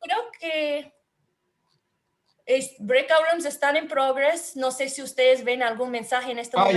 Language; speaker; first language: Spanish; non-native, learner; English